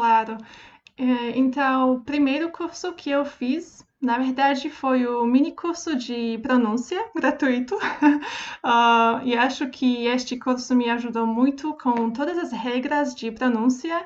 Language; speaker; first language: Portuguese; non-native, fluent; Slovak